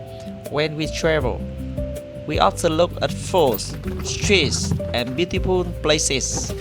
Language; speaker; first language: English; non-native, fluent; Vietnamese